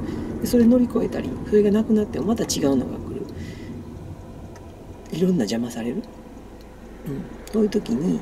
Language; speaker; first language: Japanese; native; Japanese